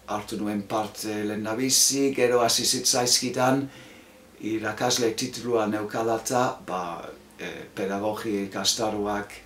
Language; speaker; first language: Basque; non-native, fluent; English